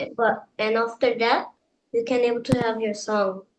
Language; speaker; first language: English; non-native, fluent; Indonesian